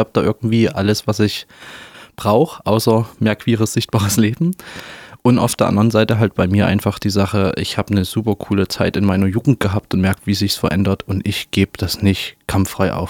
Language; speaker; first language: German; native; German